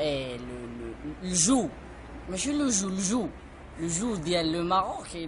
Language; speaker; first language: French; non-native, learner; Arabic